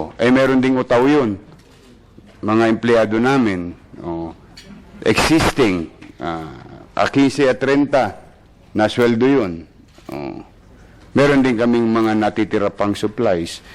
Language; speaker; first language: Filipino; native; Filipino